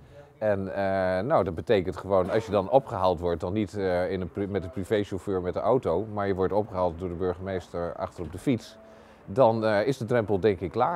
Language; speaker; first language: Dutch; native; Dutch